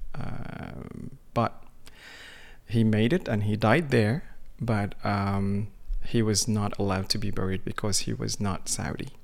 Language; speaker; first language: English; non-native, fluent; Arabic